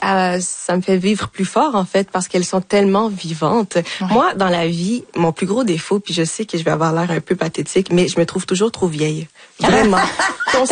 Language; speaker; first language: French; native; French